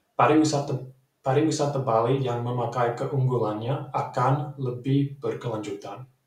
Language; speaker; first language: Indonesian; non-native, fluent; English